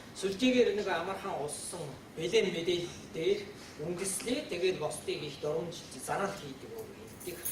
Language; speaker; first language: Mongolian; non-native, fluent; Japanese